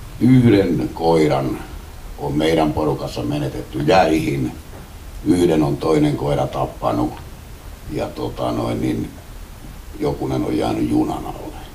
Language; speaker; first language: Finnish; native; Finnish